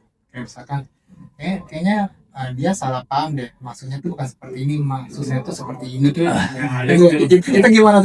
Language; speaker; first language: Indonesian; native; Indonesian